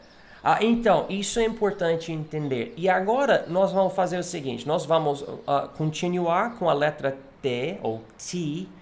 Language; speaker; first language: Portuguese; non-native, fluent; English